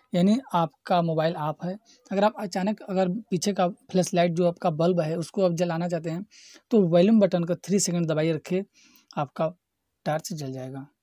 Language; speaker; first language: Hindi; native; Hindi